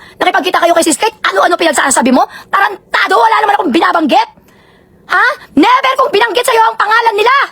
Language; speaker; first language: Filipino; native; Filipino